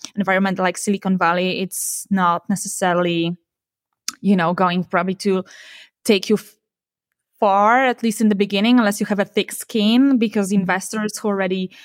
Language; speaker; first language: English; non-native, fluent; Polish